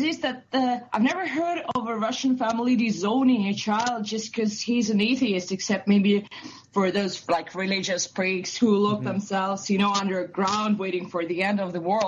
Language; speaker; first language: English; non-native, fluent; Russian